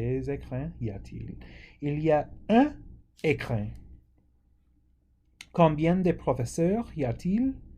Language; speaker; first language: French; non-native, fluent; English